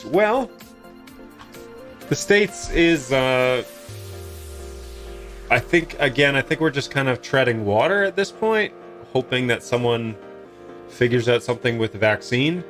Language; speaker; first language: English; native; English